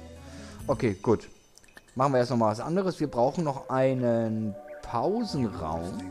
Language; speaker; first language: German; native; German